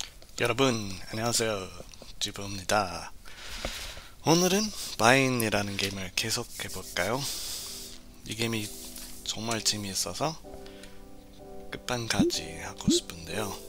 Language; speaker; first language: Korean; non-native, learner; English